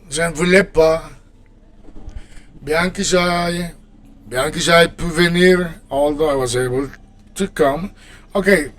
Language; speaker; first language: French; non-native, fluent; Spanish